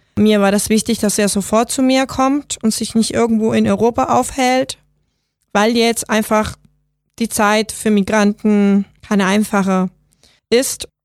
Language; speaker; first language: German; non-native, fluent; Spanish